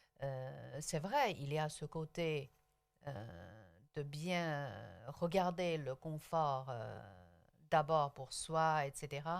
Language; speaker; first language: French; non-native, local second language; Chinese